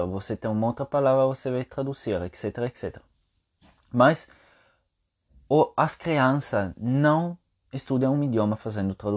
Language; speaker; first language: Portuguese; non-native, fluent; Italian